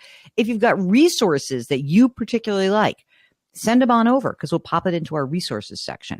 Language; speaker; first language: English; native; English